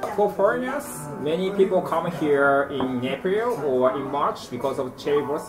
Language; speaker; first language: English; non-native, fluent; Japanese